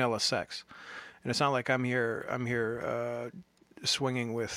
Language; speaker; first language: English; native; English